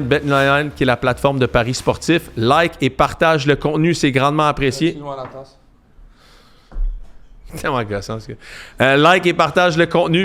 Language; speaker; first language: French; native; French